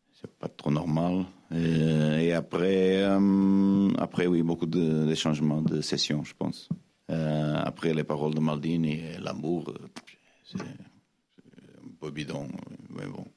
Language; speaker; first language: French; non-native, fluent; Portuguese